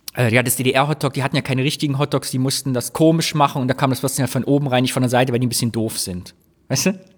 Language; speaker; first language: German; native; German